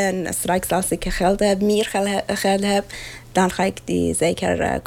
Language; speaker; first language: Dutch; non-native, learner; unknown